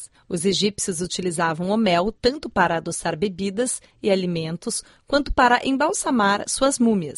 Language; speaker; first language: Portuguese; native; Portuguese